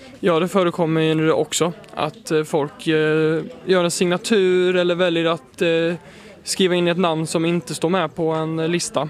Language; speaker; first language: Swedish; native; Swedish